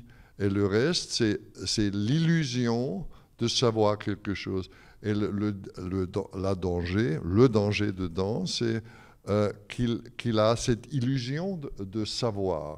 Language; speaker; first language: French; non-native, fluent; German